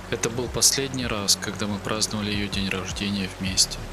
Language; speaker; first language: Russian; native; Russian